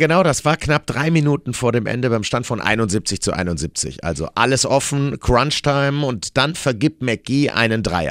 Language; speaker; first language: German; native; German